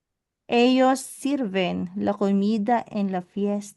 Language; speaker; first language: Spanish; non-native, learner; Filipino